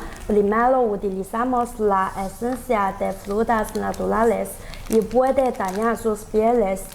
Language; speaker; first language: Spanish; non-native, learner; Chinese